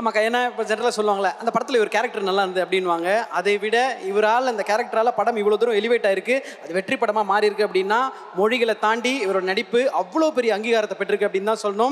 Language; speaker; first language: Tamil; native; Tamil